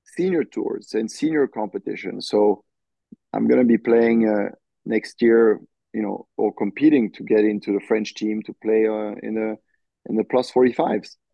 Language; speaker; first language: English; non-native, fluent; French